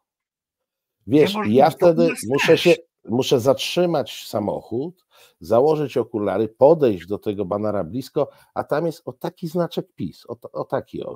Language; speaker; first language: Polish; native; Polish